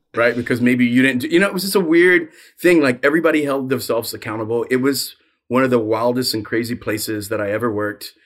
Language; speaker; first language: English; native; English